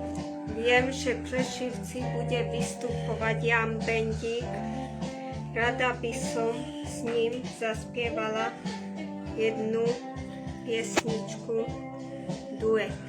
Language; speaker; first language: Slovak; non-native, local second language; Romany